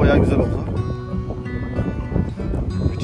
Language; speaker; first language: Turkish; native; Turkish